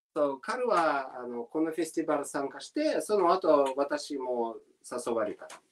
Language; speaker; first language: Japanese; non-native, learner; Russian